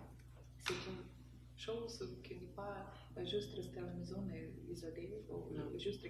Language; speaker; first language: French; non-native, learner; Russian